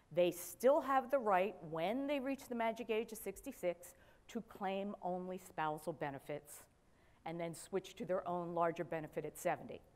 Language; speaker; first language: English; native; English